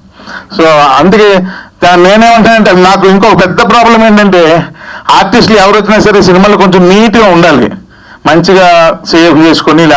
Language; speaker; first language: Telugu; native; Telugu